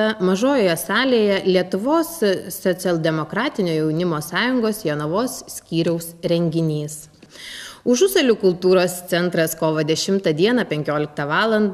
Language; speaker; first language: Lithuanian; native; Lithuanian